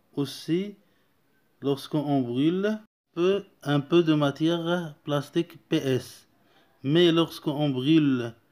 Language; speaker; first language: French; non-native, local second language; Arabic